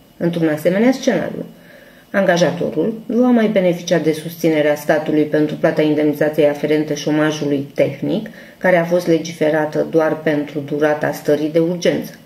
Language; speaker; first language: Romanian; non-native, local second language; Hungarian